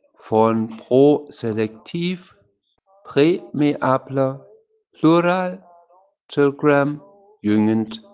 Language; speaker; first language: German; native; German